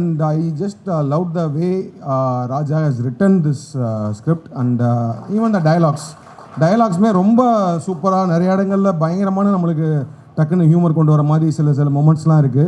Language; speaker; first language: Tamil; native; Tamil